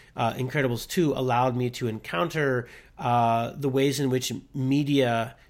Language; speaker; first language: English; native; English